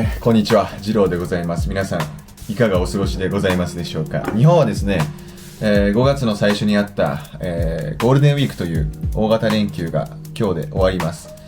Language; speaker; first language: Japanese; native; Japanese